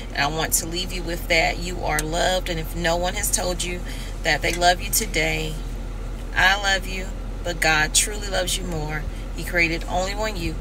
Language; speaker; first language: English; native; English